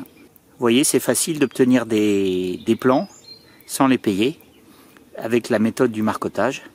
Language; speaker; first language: French; native; French